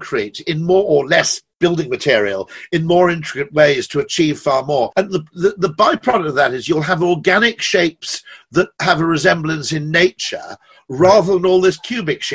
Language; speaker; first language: English; native; English